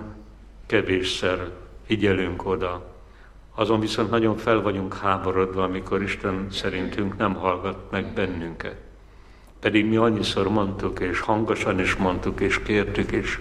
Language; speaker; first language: Hungarian; native; Hungarian